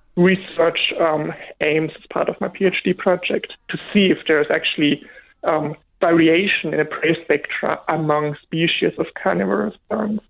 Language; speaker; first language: English; non-native, fluent; German